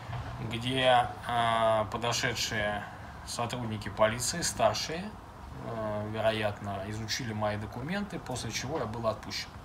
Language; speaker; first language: Russian; native; Russian